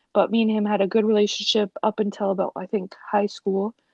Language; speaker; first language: English; native; English